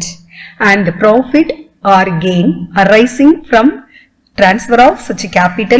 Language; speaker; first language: English; non-native, local second language; Tamil